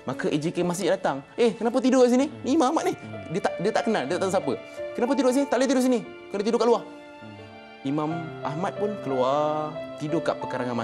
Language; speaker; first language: Malay; native; Malay